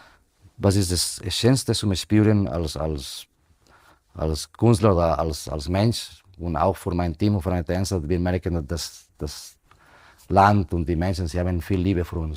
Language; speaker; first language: German; non-native, fluent; Spanish